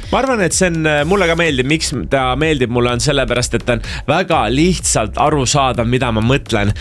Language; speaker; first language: Estonian; non-native, local second language; Russian